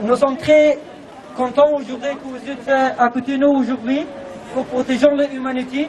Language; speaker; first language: French; non-native, learner; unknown